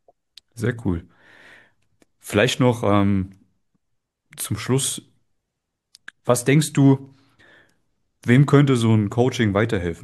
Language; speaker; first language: German; native; German